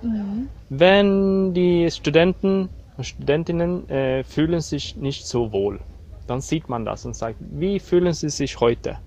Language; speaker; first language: German; non-native, learner; Swedish